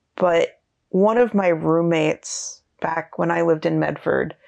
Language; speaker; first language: English; native; English